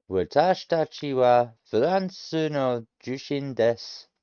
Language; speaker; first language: Japanese; non-native, learner; English